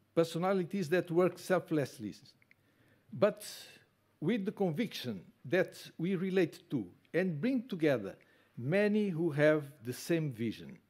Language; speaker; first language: English; non-native, fluent; Portuguese